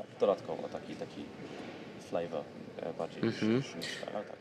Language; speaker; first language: Polish; early bilingual, heritage; Polish